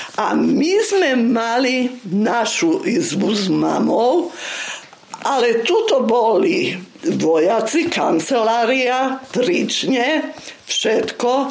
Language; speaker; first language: Slovak; non-native, local second language; Rusyn